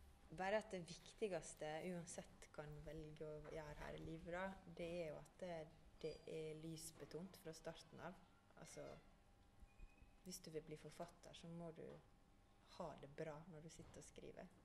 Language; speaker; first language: Norwegian; native; Norwegian